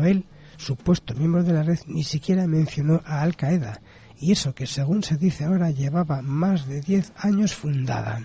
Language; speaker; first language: Spanish; native; Spanish